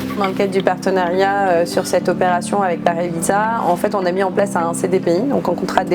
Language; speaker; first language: French; native; French